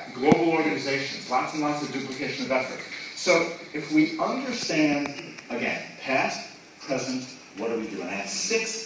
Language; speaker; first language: English; native; English